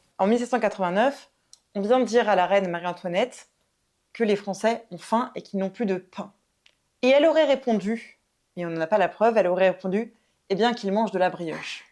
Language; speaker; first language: French; native; French